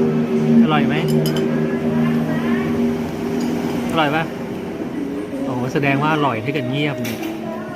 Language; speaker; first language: Thai; native; Thai